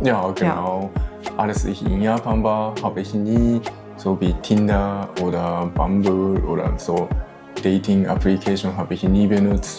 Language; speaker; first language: German; non-native, learner; Japanese